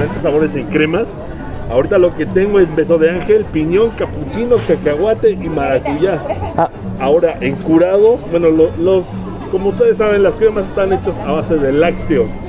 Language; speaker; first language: Spanish; native; Spanish